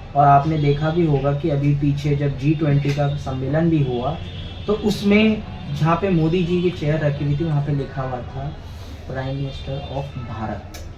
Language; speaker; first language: Hindi; native; Hindi